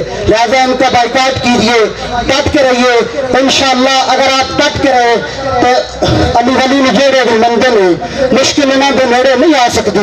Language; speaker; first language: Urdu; non-native, local second language; Punjabi